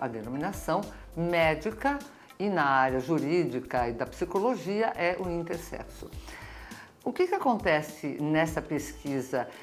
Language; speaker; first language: Portuguese; native; Portuguese